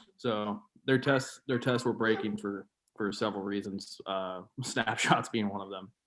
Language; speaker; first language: English; native; English